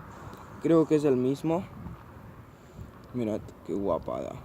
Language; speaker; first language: Spanish; non-native, local second language; Catalan